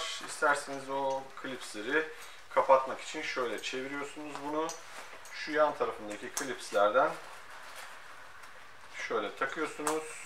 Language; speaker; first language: Turkish; native; Turkish